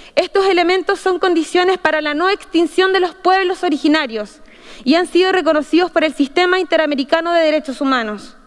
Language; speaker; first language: Spanish; native; Spanish